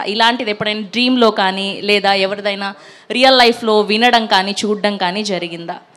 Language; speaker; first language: Telugu; native; Telugu